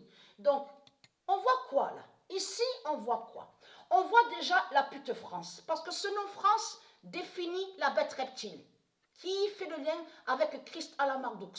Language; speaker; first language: French; native; French